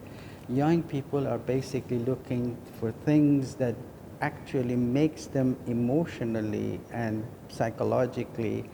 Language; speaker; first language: English; non-native, fluent; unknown